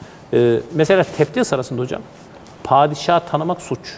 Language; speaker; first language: Turkish; native; Turkish